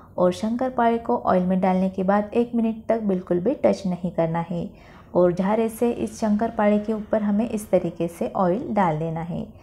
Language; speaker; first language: Hindi; non-native, local second language; Marathi